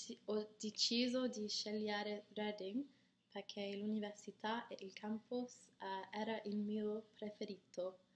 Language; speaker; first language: Italian; non-native, learner; English